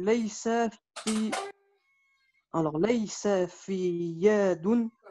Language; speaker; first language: Arabic; non-native, learner; French